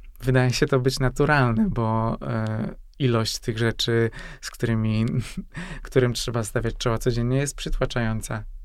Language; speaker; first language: Polish; non-native, fluent; Hungarian